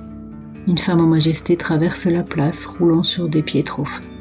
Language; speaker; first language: French; native; French